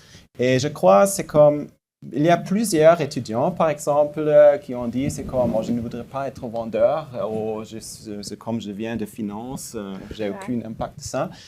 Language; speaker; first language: French; non-native, fluent; German